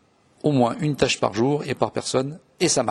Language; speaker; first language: French; native; French